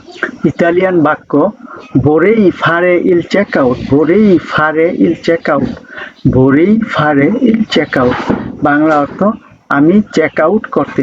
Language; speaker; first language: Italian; non-native, learner; Bangla